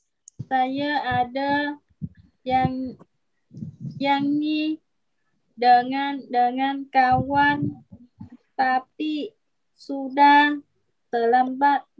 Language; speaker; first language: Indonesian; non-native, learner; Vietnamese